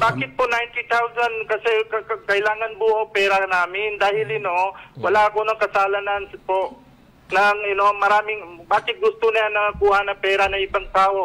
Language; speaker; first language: Filipino; non-native, learner; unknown